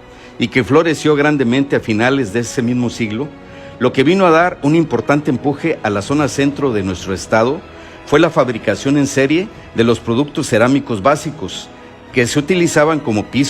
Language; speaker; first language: Spanish; native; Spanish